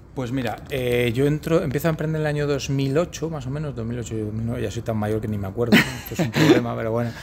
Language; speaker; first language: Spanish; native; Spanish